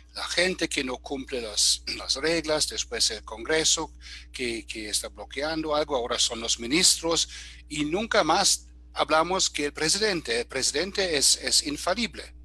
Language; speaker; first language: Spanish; non-native, fluent; German